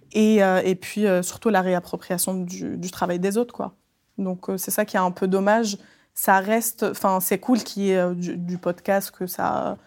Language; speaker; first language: French; early bilingual, other home language; Arabic